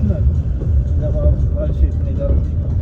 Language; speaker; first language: Russian; non-native, local second language; Tajik